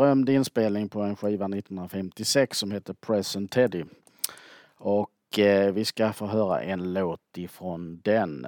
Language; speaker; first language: Swedish; native; Swedish